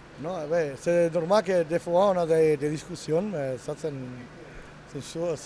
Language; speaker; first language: French; non-native, learner; Italian